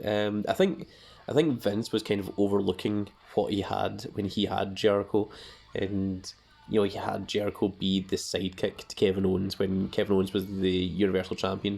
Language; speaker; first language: English; native; English